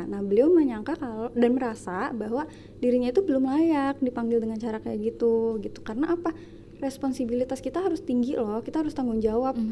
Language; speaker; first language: Indonesian; native; Indonesian